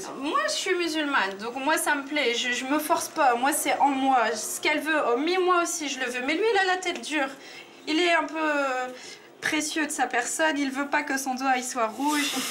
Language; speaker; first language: French; early bilingual, other home language; Arabic